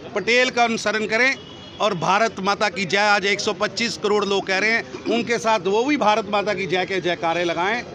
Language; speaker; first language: Hindi; non-native, local second language; Punjabi